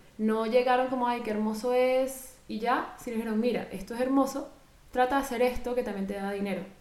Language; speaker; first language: Spanish; native; Spanish